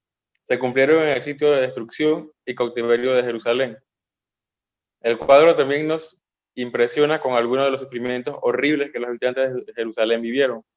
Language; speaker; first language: Spanish; native; Spanish